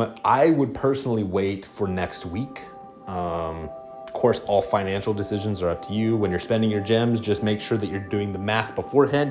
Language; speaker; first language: English; native; English